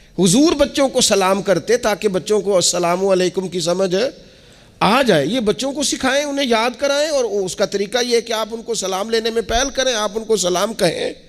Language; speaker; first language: Urdu; non-native, local second language; Punjabi